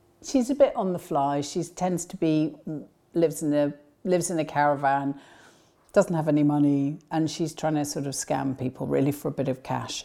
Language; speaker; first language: English; native; English